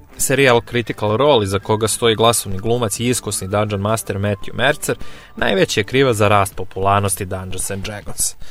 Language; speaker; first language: Serbian; native; Serbian